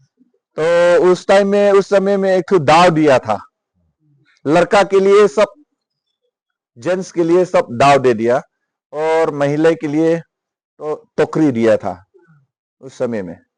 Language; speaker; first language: Hindi; non-native, local second language; Khasi